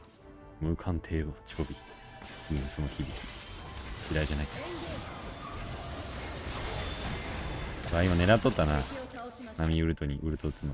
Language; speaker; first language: Japanese; native; Japanese